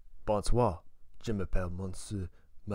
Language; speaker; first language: French; non-native, learner; English